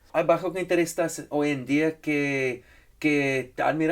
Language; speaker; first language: Spanish; non-native, fluent; English